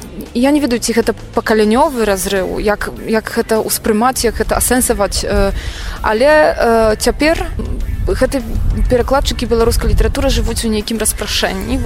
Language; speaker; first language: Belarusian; non-native, fluent; Polish